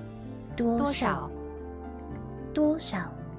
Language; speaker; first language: Chinese; non-native, learner; English